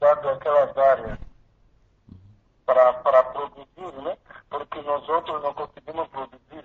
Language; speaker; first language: Spanish; non-native, learner; Portuguese